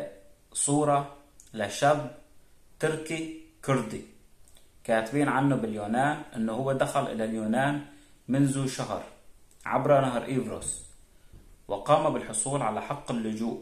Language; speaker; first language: Arabic; native; Arabic